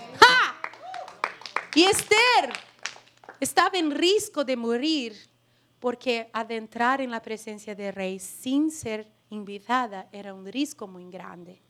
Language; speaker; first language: Spanish; non-native, fluent; Portuguese